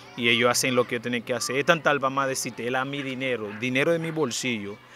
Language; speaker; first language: Spanish; non-native, fluent; Haitian Creole